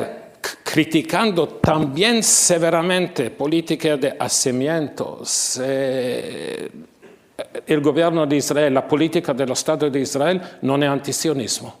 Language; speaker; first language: Spanish; non-native, fluent; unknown